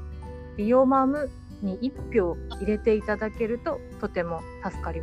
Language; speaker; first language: Japanese; native; Japanese